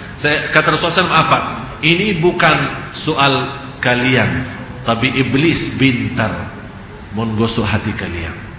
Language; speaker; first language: Indonesian; non-native, fluent; Arabic